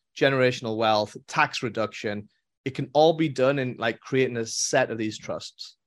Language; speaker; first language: English; native; English